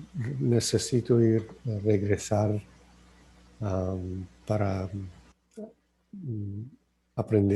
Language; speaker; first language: Spanish; non-native, learner; English